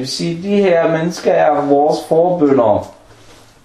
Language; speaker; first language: Danish; non-native, fluent; Arabic